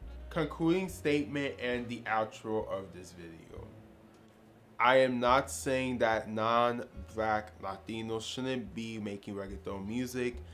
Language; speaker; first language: English; early bilingual, other home language; Spanish